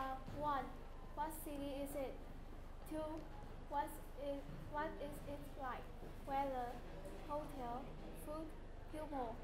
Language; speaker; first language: English; non-native, learner; Vietnamese